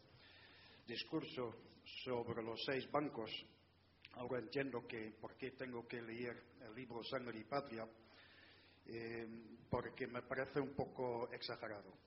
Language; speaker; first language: Spanish; non-native, fluent; Dutch